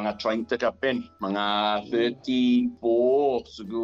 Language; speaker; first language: Filipino; non-native, learner; English